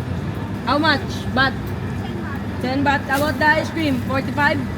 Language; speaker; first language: English; non-native, local second language; Filipino